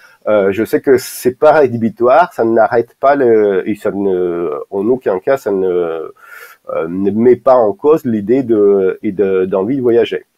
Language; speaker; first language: French; non-native, fluent; Russian